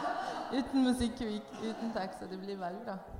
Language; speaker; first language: Norwegian; non-native, learner; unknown